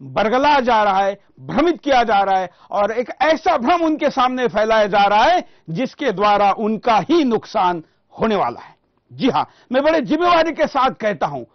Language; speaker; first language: Hindi; non-native, local second language; Marathi